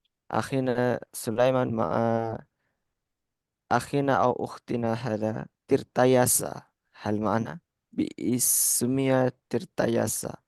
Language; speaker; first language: Arabic; non-native, fluent; Indonesian